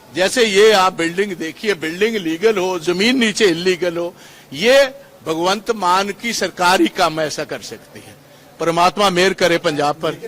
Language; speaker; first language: Hindi; non-native, local second language; Punjabi